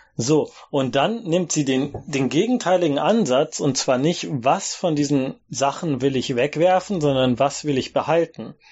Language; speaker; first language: German; native; German